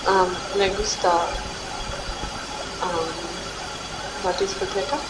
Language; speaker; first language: Spanish; non-native, learner; English